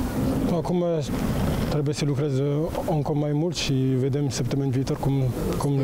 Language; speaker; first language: Romanian; non-native, learner; French